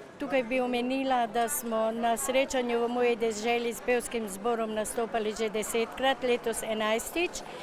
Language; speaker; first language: Slovenian; native; Slovenian